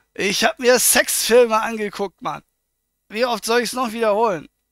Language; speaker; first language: German; native; German